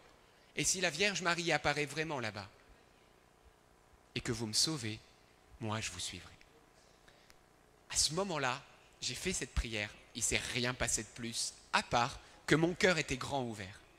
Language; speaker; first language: French; early bilingual, other home language; Arabic